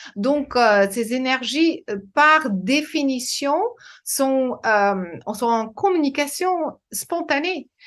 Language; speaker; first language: French; non-native, fluent; English